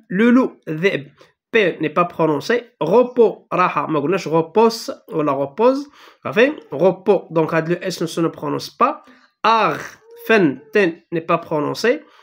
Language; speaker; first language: French; non-native, local second language; Arabic